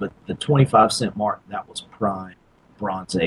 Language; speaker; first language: English; native; English